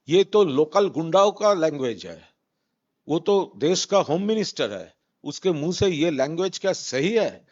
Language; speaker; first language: Hindi; non-native, local second language; Bangla